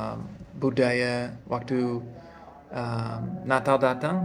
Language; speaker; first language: Indonesian; non-native, fluent; English